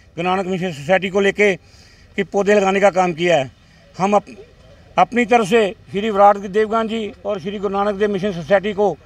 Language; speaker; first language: Hindi; non-native, local second language; Punjabi